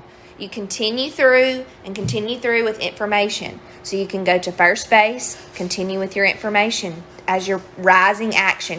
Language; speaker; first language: English; native; English